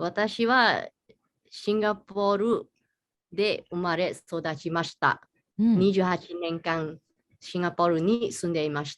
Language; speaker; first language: Japanese; non-native, learner; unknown